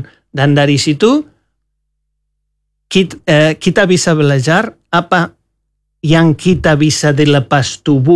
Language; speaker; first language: Indonesian; non-native, learner; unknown